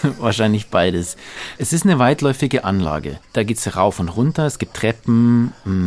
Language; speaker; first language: German; native; German